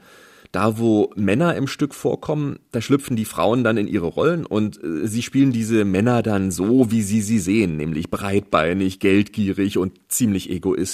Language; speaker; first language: German; native; German